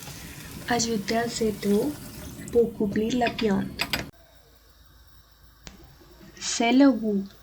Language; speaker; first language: French; non-native, learner; Spanish